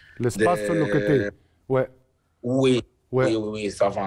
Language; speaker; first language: French; non-native, learner; Portuguese